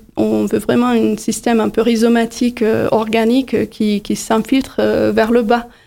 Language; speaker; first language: French; non-native, fluent; Hungarian